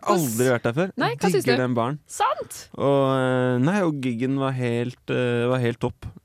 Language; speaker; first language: Norwegian; native; Norwegian